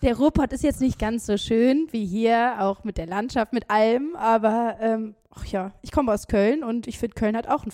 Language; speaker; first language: German; native; German